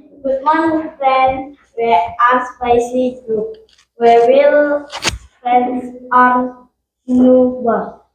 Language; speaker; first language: English; non-native, learner; Indonesian